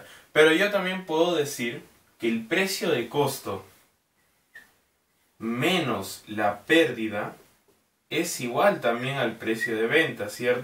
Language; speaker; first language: Spanish; native; Spanish